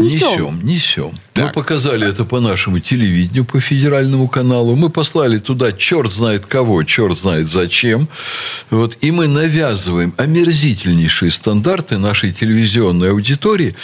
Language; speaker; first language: Russian; native; Russian